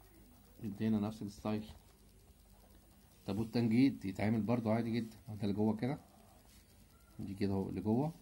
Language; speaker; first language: Arabic; native; Arabic